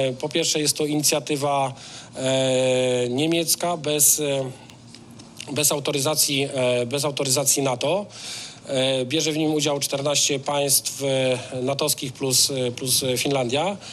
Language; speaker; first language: Polish; native; Polish